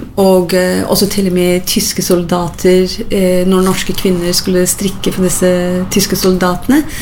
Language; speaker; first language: Norwegian; non-native, fluent; English